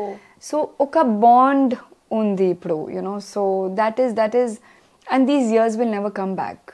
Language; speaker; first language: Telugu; non-native, learner; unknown